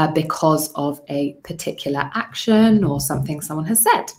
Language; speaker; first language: English; native; English